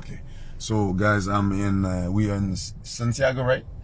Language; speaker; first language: English; non-native, learner; Haitian Creole